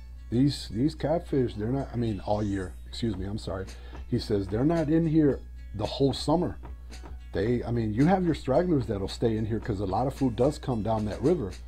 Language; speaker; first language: English; early bilingual, other home language; Spanish